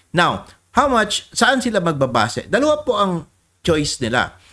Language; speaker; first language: Filipino; native; Filipino